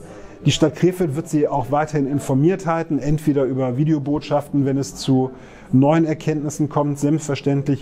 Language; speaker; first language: German; native; German